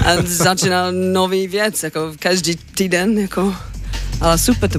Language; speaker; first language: Czech; non-native, learner; English